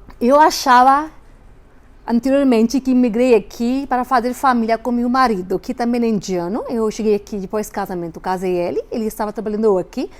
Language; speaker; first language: Portuguese; non-native, fluent; Hindi